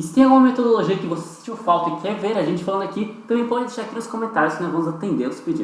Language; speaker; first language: Portuguese; native; Portuguese